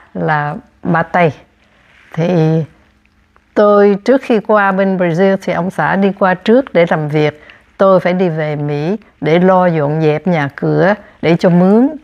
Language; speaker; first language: Vietnamese; native; Vietnamese